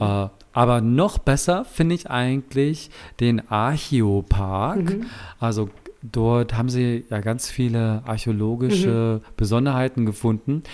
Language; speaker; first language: German; native; German